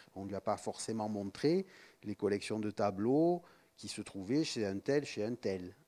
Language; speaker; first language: French; native; French